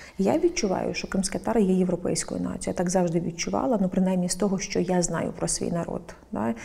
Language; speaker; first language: Ukrainian; non-native, local second language; Crimean Tatar